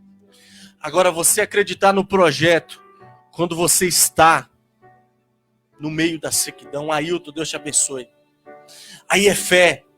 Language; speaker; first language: Portuguese; native; Portuguese